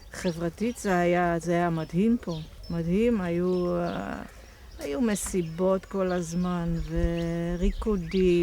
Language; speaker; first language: Hebrew; non-native, fluent; Dutch